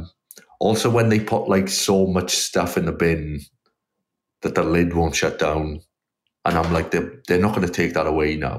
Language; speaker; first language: English; native; English